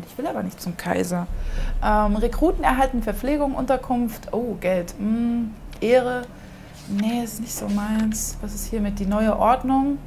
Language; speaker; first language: German; native; German